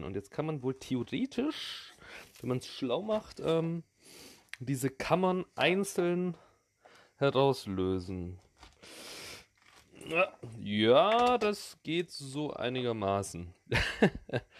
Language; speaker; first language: German; native; German